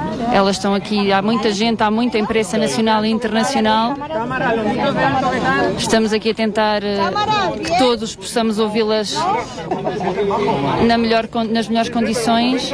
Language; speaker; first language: Portuguese; native; Portuguese